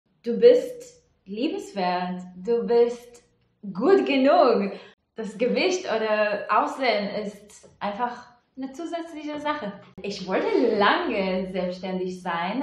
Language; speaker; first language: German; non-native, fluent; Hebrew